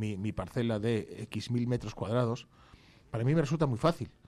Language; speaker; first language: Spanish; native; Spanish